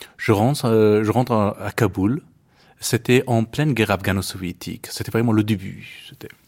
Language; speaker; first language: French; non-native, fluent; Persian